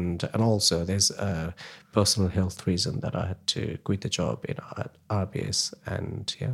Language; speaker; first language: English; non-native, local second language; Nepali